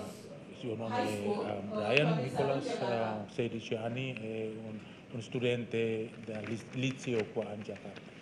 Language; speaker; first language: Italian; non-native, learner; Indonesian